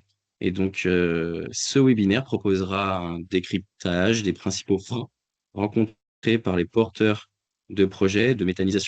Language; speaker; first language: French; native; French